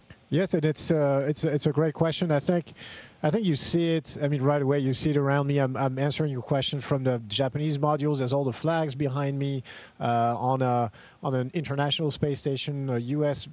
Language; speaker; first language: English; non-native, fluent; French